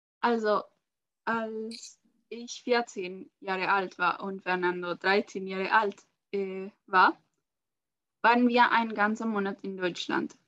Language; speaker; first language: German; non-native, learner; Spanish